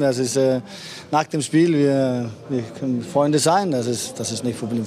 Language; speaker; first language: German; non-native, learner; Danish